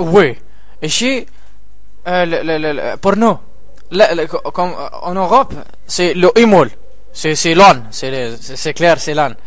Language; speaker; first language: French; non-native, local second language; Arabic